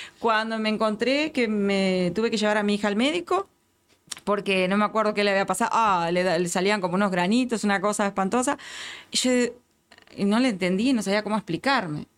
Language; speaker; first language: Spanish; native; Spanish